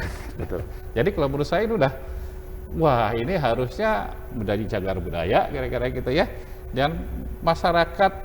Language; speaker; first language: Indonesian; native; Indonesian